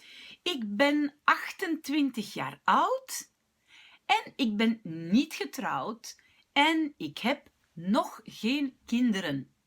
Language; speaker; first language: Dutch; non-native, local second language; French